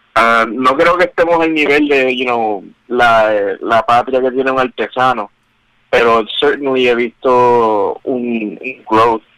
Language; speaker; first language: Spanish; native; Spanish